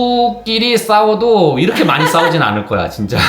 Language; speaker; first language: Korean; native; Korean